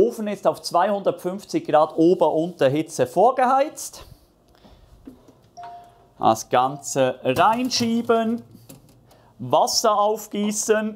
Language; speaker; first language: German; native; German